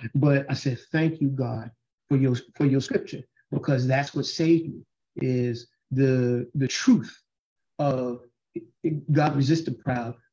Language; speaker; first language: English; native; English